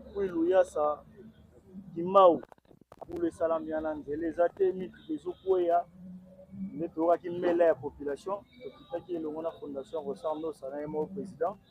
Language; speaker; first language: Lingala; native; Lingala